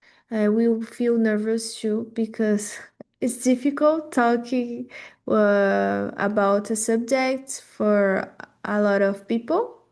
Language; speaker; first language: English; non-native, learner; Portuguese